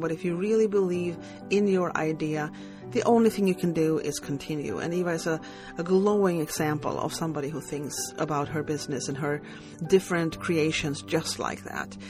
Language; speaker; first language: English; non-native, fluent; Swedish